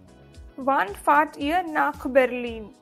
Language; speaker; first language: German; non-native, learner; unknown